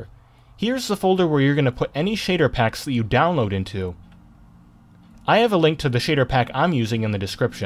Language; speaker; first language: English; native; English